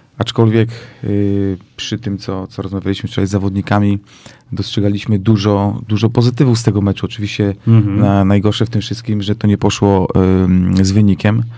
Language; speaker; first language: Polish; native; Polish